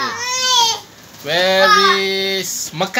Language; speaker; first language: English; non-native, local second language; Malay